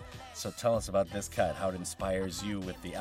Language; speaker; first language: English; native; English